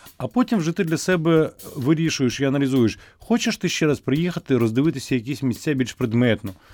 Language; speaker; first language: Ukrainian; native; Ukrainian